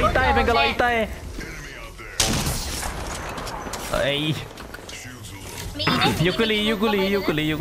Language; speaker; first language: Japanese; non-native, learner; Thai